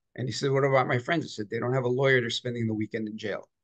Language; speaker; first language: English; native; English